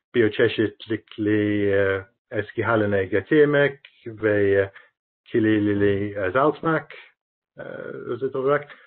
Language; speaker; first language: Turkish; non-native, learner; English